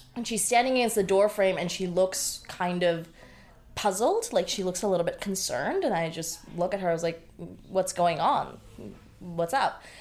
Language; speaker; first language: English; non-native, local second language; Bangla